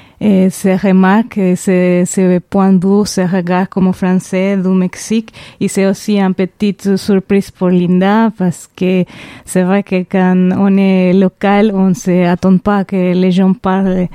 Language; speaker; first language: French; non-native, fluent; Spanish